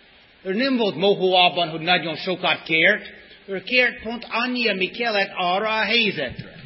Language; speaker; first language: Hungarian; non-native, fluent; English